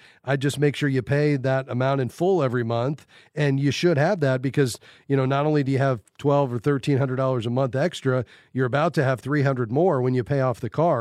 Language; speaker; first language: English; native; English